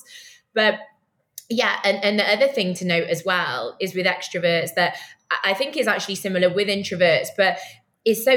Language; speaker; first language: English; native; English